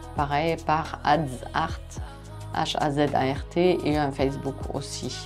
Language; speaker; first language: French; non-native, fluent; German